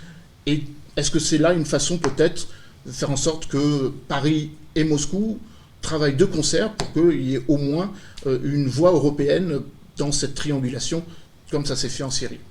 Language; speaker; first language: French; native; French